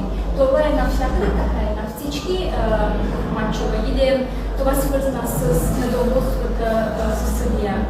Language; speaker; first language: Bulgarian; non-native, learner; Azerbaijani